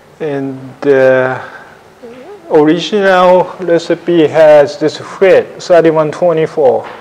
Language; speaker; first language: English; non-native, fluent; Japanese